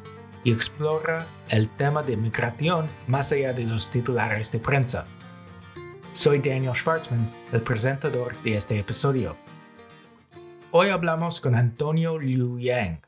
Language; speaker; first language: Spanish; non-native, fluent; English